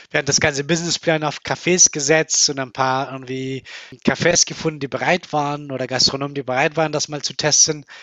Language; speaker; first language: German; non-native, fluent; Spanish